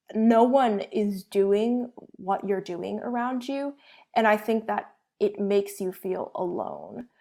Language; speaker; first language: English; early bilingual, other home language; Chinese